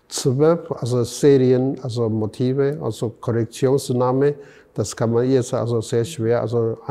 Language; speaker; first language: German; non-native, fluent; Chinese